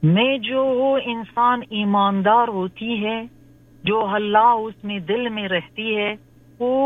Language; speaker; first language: Hindi; non-native, learner; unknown